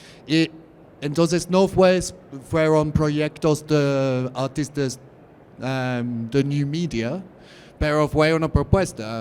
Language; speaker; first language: Spanish; non-native, learner; English